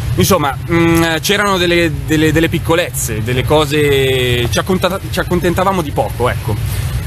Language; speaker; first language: Italian; non-native, fluent; Catalan